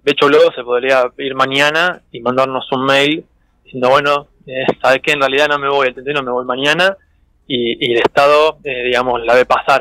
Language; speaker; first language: Spanish; native; Spanish